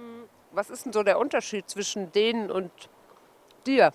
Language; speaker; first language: German; native; German